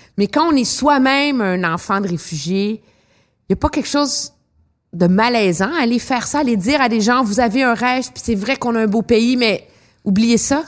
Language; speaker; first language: French; native; French